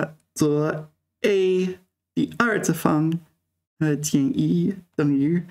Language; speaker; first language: Chinese; non-native, fluent; English